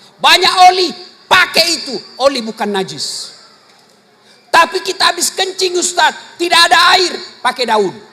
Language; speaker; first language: Indonesian; native; Indonesian